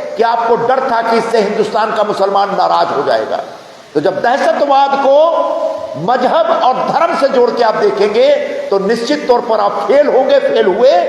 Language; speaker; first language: Hindi; native; Hindi